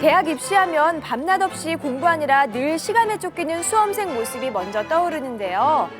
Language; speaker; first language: Korean; native; Korean